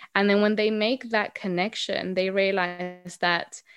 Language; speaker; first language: English; non-native, fluent; Spanish